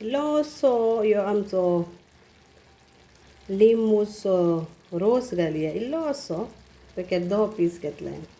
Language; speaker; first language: English; non-native, local second language; Konkani